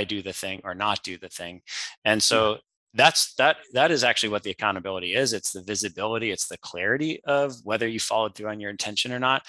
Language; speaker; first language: English; native; English